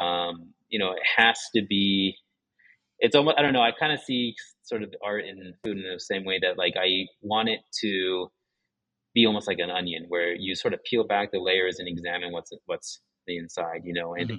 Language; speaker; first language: English; early bilingual, other home language; Japanese